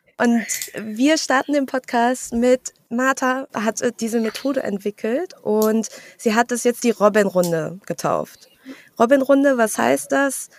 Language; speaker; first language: German; early bilingual, other home language; Vietnamese